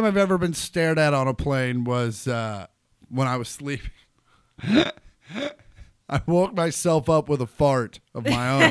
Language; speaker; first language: English; native; English